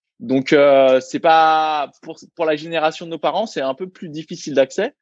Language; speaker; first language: French; early bilingual, other home language; Vietnamese